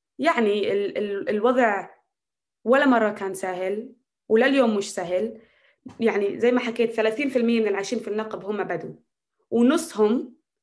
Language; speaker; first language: Arabic; native; Arabic